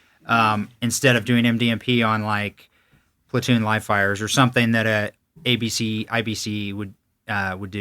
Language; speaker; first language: English; native; English